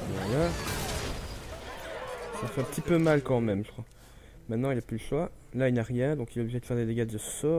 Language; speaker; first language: French; native; French